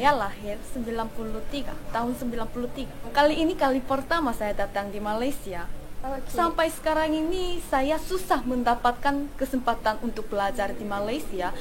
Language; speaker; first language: Indonesian; non-native, fluent; Chinese